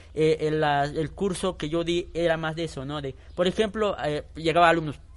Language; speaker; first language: Spanish; non-native, local second language; Tzotzil